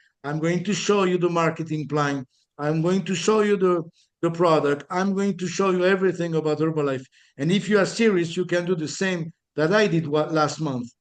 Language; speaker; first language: English; non-native, fluent; French